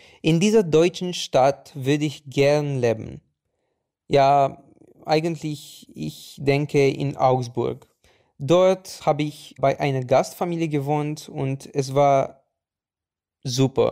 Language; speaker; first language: German; non-native, fluent; Romanian